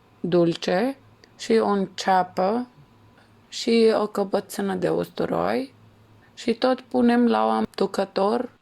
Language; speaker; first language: Romanian; non-native, learner; Arabic